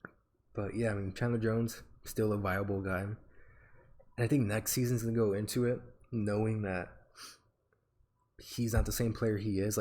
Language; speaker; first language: English; native; English